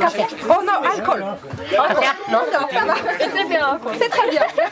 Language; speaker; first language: French; non-native, fluent; Romanian